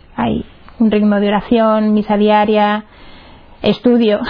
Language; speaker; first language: Spanish; native; Spanish